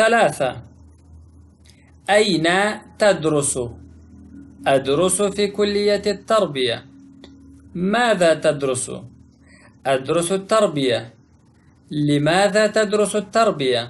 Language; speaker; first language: Arabic; non-native, fluent; Pashto